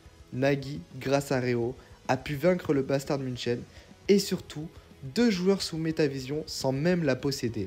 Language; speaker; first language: French; native; French